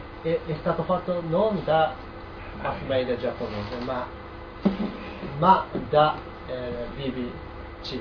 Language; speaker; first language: Italian; non-native, learner; Japanese